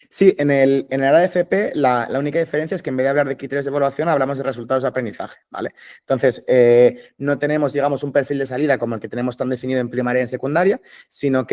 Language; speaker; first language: Spanish; native; Spanish